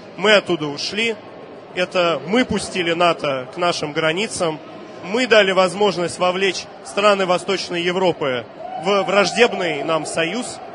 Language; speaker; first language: Russian; native; Russian